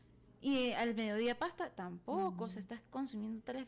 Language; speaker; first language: Spanish; native; Spanish